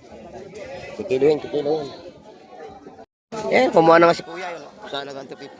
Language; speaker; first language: Filipino; native; Filipino